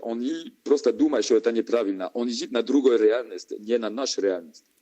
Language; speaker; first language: Ukrainian; non-native, learner; French